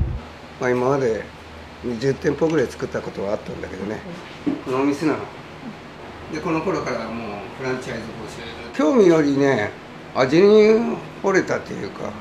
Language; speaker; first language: Japanese; native; Japanese